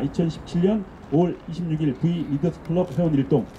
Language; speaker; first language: Korean; native; Korean